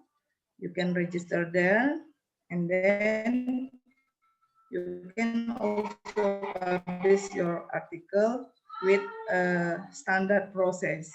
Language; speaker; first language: English; non-native, learner; Indonesian